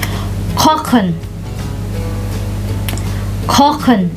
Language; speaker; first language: German; non-native, local second language; Filipino